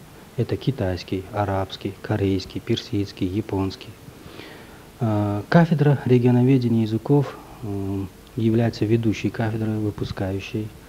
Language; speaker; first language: Russian; non-native, local second language; Kyrgyz